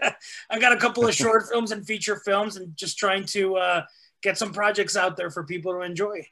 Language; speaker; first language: English; early bilingual, other home language; Spanish